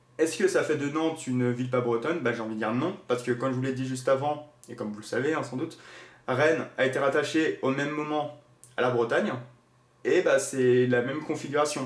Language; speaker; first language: French; native; French